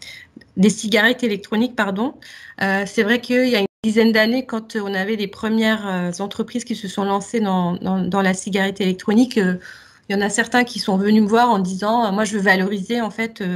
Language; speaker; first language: French; native; French